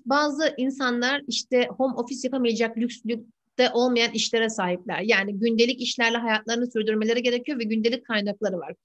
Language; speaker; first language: Turkish; native; Turkish